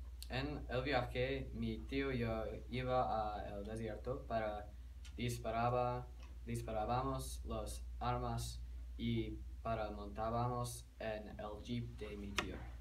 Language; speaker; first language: Spanish; non-native, learner; English